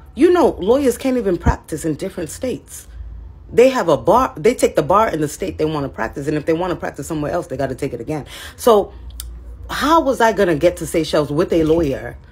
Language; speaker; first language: English; native; English